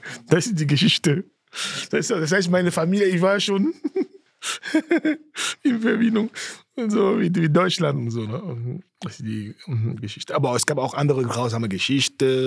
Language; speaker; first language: German; non-native, fluent; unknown